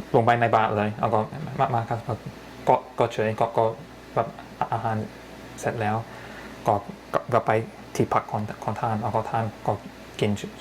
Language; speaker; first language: Thai; non-native, fluent; English